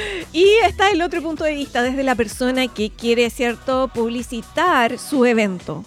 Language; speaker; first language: Spanish; native; Spanish